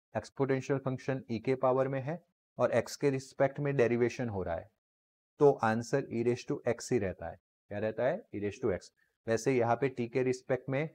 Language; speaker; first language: Hindi; non-native, local second language; Gujarati